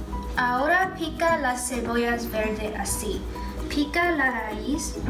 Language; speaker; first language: Spanish; non-native, learner; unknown